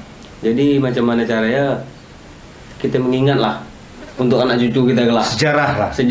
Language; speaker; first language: Malay; native; Malay